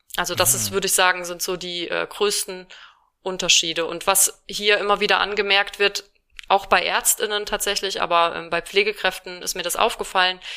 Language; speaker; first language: German; native; German